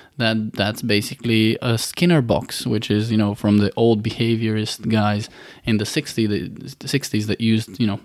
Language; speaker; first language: English; non-native, fluent; Bulgarian